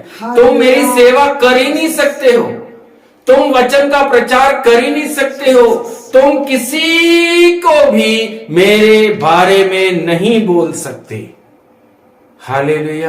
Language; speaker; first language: Hindi; native; Hindi